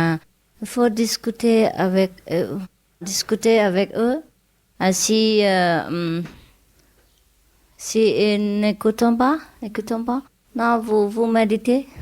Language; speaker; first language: French; non-native, learner; Chinese